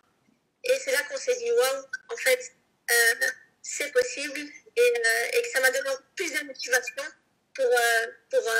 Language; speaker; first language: French; native; French